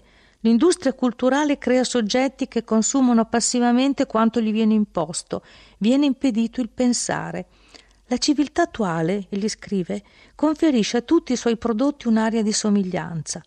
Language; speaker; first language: Italian; native; Italian